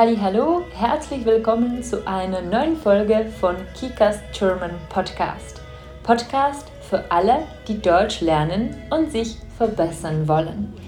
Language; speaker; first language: German; non-native, fluent; Czech